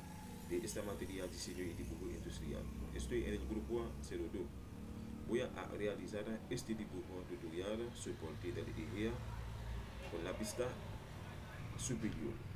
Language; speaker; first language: Spanish; non-native, learner; Haitian Creole